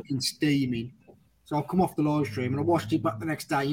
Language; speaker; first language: English; native; English